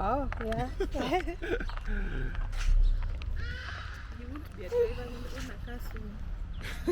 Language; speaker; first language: English; non-native, local second language; Swahili